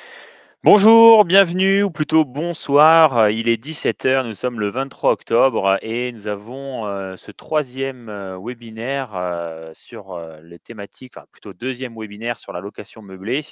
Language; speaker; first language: French; native; French